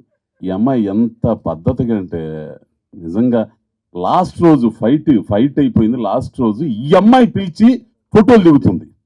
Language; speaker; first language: Telugu; native; Telugu